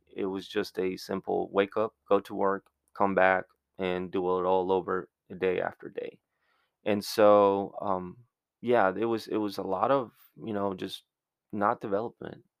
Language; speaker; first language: English; early bilingual, other home language; Spanish